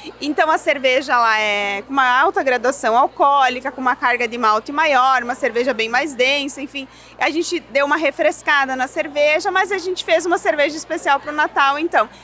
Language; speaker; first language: Portuguese; non-native, local second language; German